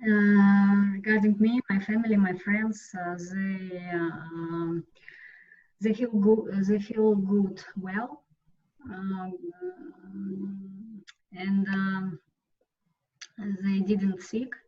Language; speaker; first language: English; non-native, learner; Russian